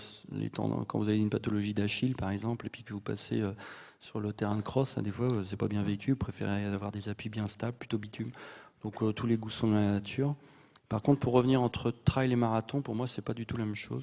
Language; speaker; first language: French; native; French